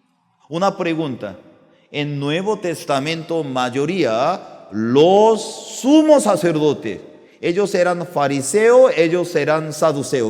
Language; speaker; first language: Spanish; non-native, learner; Korean